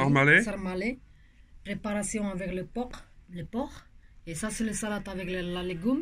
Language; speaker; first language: French; non-native, local second language; Romanian